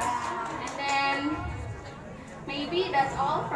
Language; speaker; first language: English; non-native, learner; Indonesian